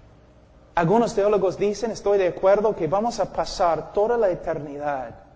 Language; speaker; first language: Spanish; non-native, fluent; English